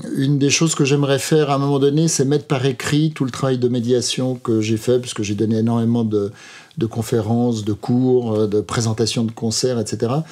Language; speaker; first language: French; native; French